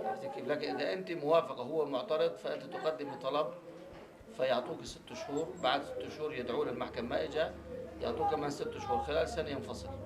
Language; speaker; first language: Arabic; native; Arabic